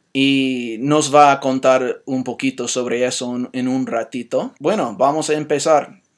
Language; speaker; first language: Spanish; non-native, fluent; English